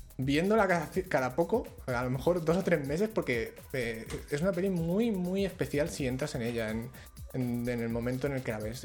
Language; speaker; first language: Spanish; native; Spanish